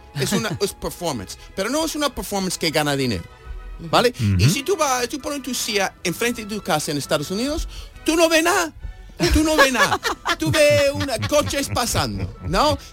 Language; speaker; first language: Spanish; non-native, fluent; English